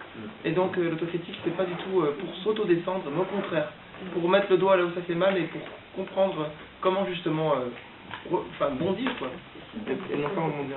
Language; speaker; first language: French; native; French